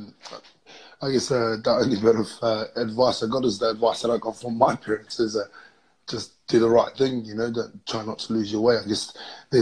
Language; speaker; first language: English; native; English